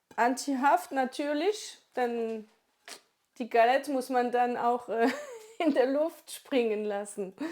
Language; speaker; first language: German; non-native, local second language; Swiss German